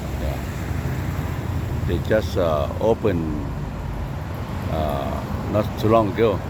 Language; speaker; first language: English; non-native, local second language; Lao